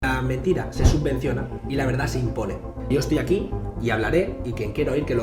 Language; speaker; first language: Spanish; native; Spanish